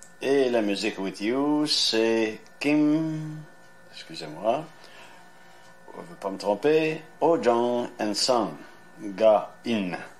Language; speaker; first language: French; native; French